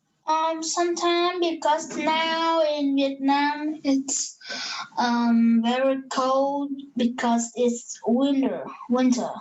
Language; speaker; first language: English; non-native, learner; Vietnamese